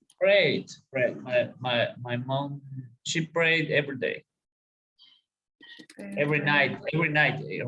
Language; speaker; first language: English; non-native, learner; Spanish